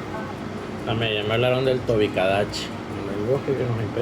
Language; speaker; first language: Spanish; native; Spanish